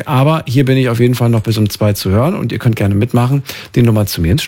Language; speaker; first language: German; native; German